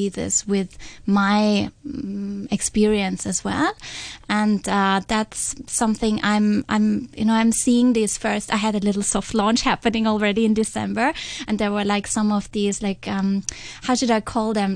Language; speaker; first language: English; non-native, fluent; German